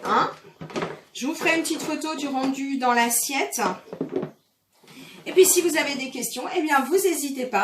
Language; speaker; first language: French; native; French